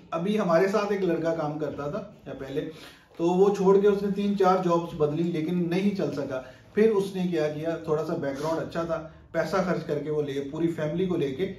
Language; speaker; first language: Urdu; native; Urdu